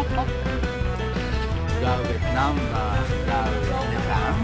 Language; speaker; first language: Vietnamese; non-native, learner; Japanese